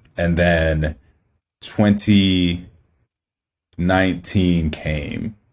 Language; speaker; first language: English; early bilingual, other home language; Igbo